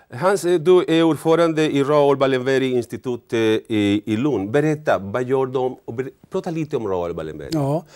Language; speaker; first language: Swedish; non-native, learner; Spanish